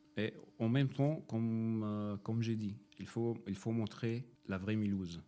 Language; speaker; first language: French; non-native, fluent; Arabic